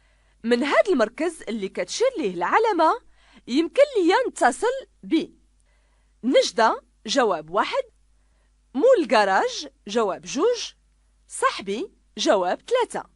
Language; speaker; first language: Arabic; native; Arabic